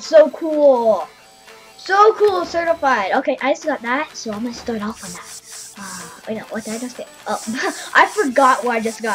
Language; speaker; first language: English; native; English